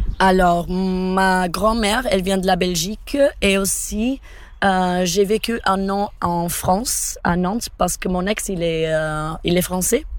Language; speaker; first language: French; non-native, fluent; Portuguese